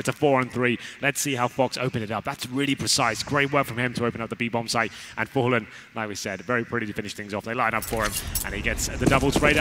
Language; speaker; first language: English; native; English